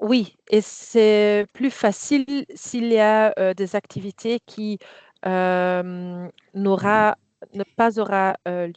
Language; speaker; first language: French; non-native, fluent; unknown